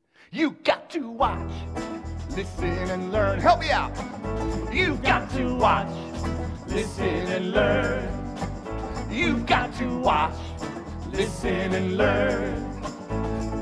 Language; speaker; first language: English; early bilingual, other home language; Spanish